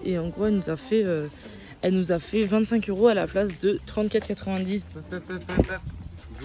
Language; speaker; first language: French; native; French